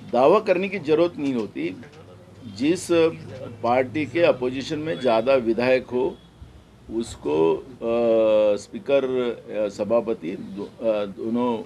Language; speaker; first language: Hindi; non-native, local second language; Marathi